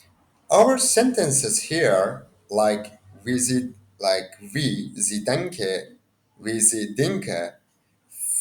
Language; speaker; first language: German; non-native, learner; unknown